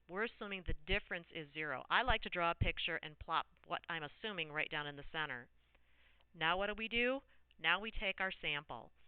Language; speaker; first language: English; native; English